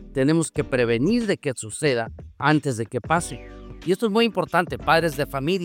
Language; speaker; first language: Spanish; native; Spanish